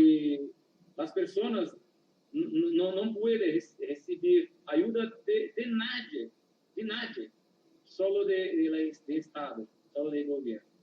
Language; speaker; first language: Spanish; non-native, learner; Portuguese